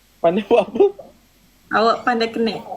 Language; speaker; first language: Malay; native; Malay